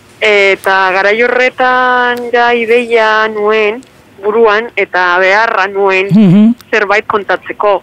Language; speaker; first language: Basque; non-native, fluent; Spanish